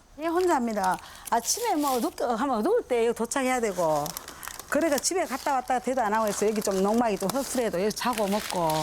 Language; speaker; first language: Korean; native; Korean